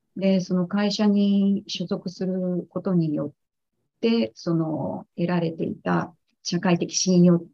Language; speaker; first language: Japanese; native; Japanese